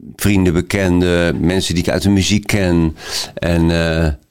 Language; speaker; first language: Dutch; native; Dutch